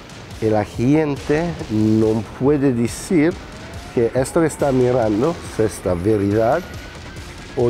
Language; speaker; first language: Spanish; non-native, learner; Italian